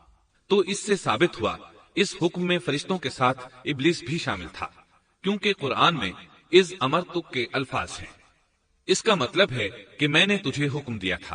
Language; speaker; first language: Urdu; native; Urdu